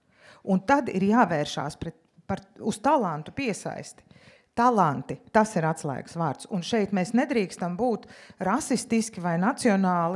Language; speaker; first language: Latvian; native; Latvian